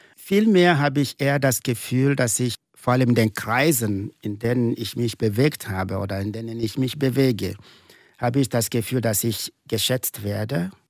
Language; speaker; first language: German; non-native, fluent; Igbo